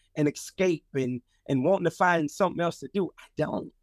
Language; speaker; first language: English; native; English